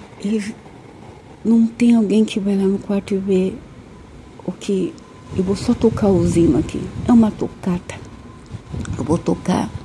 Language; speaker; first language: Portuguese; native; Portuguese